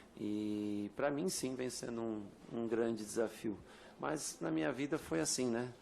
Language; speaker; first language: Portuguese; native; Portuguese